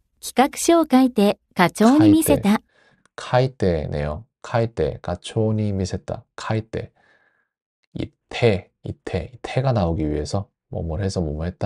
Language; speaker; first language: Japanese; non-native, learner; Korean